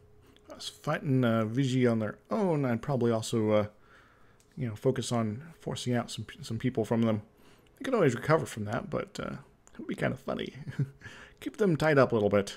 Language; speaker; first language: English; native; English